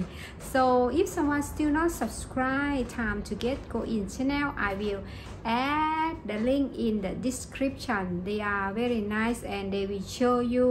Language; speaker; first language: English; non-native, learner; Thai